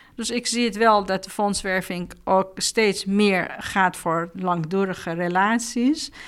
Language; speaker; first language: Dutch; non-native, fluent; Persian